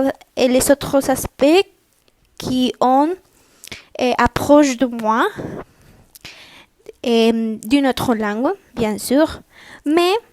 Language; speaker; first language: French; non-native, learner; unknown